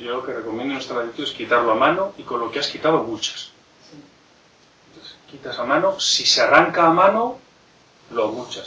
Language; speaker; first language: Spanish; native; Spanish